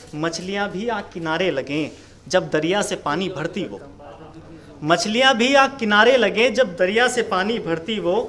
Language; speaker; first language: Hindi; native; Hindi